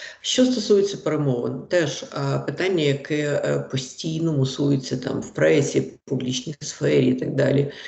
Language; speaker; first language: Ukrainian; non-native, local second language; Russian